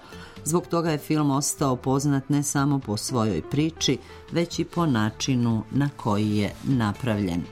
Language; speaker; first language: Croatian; native; Croatian